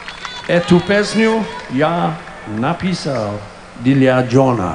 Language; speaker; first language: Russian; non-native, learner; English